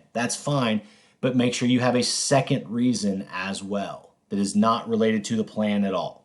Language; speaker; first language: English; native; English